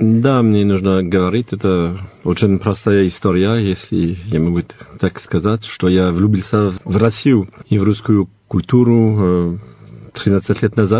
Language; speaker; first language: Russian; non-native, fluent; French